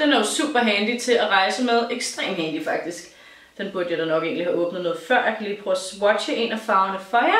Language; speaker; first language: Danish; native; Danish